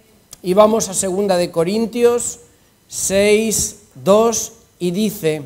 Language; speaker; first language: Spanish; native; Spanish